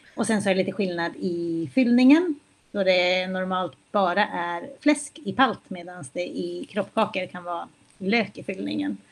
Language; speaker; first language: Swedish; native; Swedish